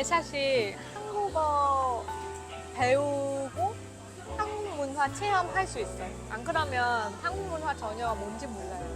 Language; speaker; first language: Korean; non-native, fluent; Vietnamese